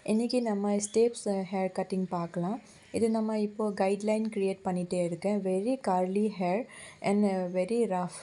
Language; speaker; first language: Tamil; non-native, fluent; Assamese